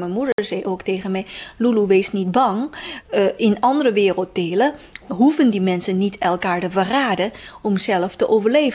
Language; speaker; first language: Dutch; non-native, fluent; Chinese